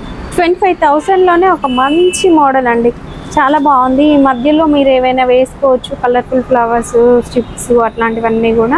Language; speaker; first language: Telugu; native; Telugu